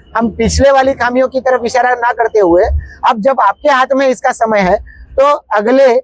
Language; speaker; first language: Hindi; non-native, local second language; Marathi